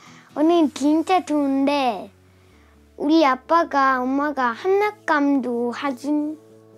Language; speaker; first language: Korean; early bilingual, other home language; Russian